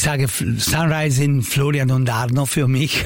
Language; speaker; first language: German; non-native, local second language; Italian